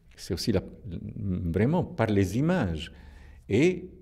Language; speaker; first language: French; non-native, local second language; Italian